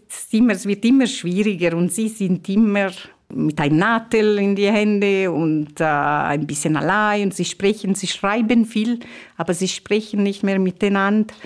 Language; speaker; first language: German; non-native, fluent; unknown